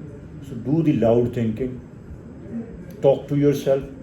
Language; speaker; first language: English; non-native, local second language; Urdu